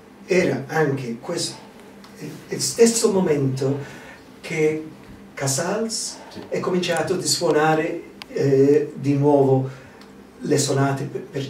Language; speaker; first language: Italian; non-native, fluent; English